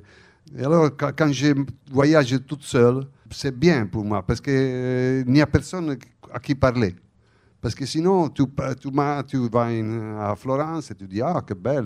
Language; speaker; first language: French; non-native, fluent; Italian